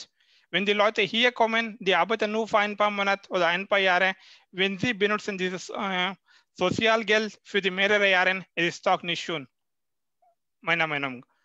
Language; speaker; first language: German; non-native, learner; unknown